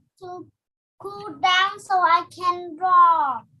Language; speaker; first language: English; non-native, learner; Vietnamese